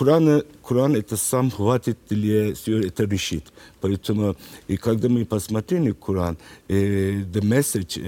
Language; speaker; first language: Russian; non-native, learner; Turkish